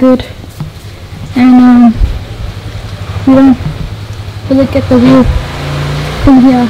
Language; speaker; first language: English; non-native, learner; Thai